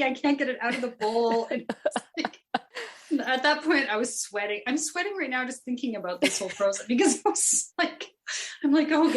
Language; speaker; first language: English; native; English